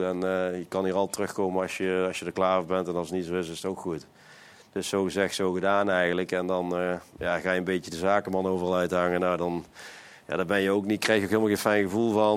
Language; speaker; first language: Dutch; native; Dutch